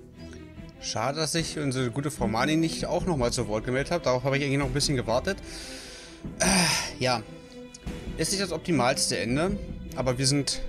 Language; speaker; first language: German; native; German